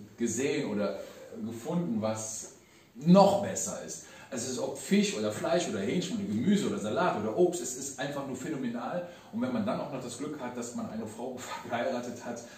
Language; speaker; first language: German; early bilingual, other home language; Riffian